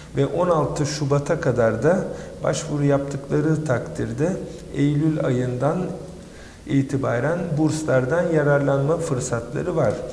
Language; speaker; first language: Turkish; native; Turkish